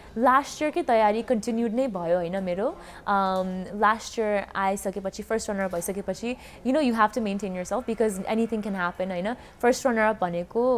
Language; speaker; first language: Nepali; early bilingual, heritage; Nepali